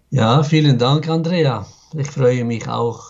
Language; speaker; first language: German; non-native, fluent; Arabic